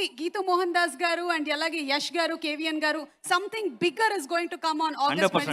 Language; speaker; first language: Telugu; native; Telugu